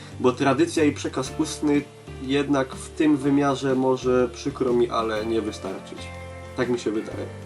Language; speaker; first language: Polish; native; Polish